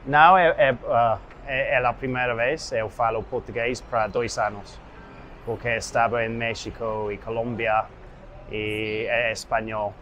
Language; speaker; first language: Portuguese; non-native, learner; English